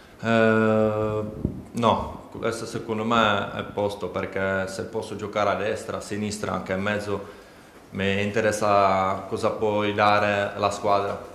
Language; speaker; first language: Italian; non-native, learner; Czech